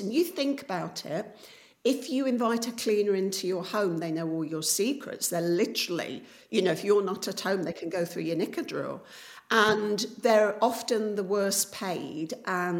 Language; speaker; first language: English; native; English